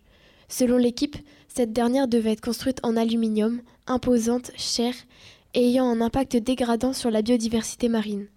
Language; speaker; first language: French; native; French